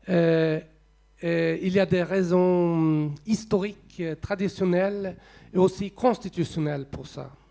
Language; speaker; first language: French; non-native, fluent; Swedish